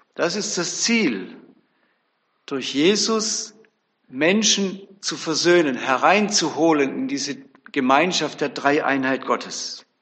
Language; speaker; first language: German; native; German